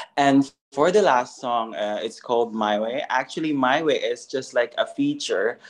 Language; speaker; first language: English; non-native, local second language; Filipino